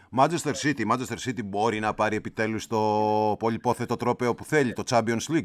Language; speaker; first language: Greek; native; Greek